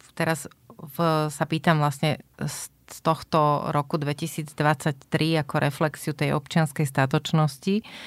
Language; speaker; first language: Slovak; native; Slovak